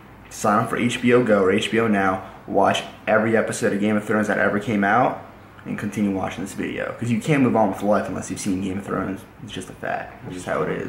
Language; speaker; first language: English; early bilingual, other home language; Russian